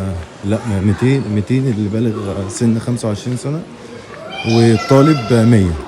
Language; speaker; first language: Arabic; native; Arabic